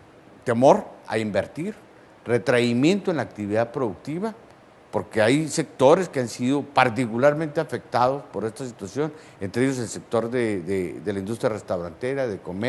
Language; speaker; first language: Spanish; native; Spanish